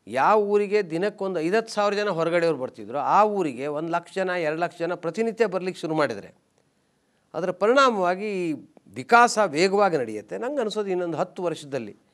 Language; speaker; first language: Kannada; native; Kannada